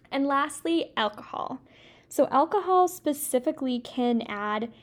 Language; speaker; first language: English; native; English